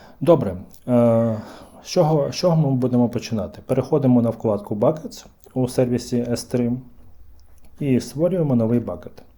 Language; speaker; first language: Ukrainian; native; Ukrainian